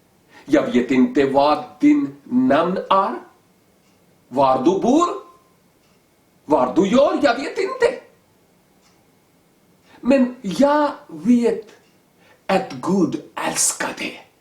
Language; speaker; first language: Swedish; non-native, learner; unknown